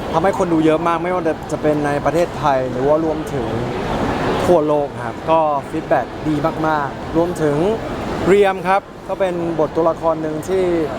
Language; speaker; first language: Thai; early bilingual, heritage; Thai